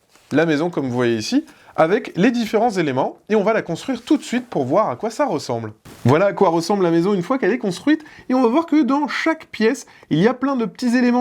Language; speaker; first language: French; native; French